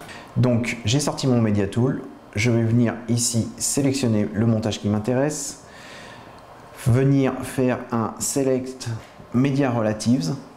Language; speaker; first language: French; native; French